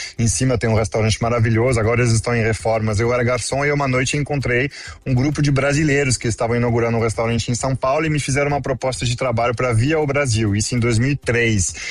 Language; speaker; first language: Portuguese; non-native, fluent; French